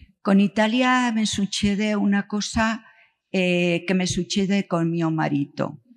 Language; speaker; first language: Italian; non-native, learner; Spanish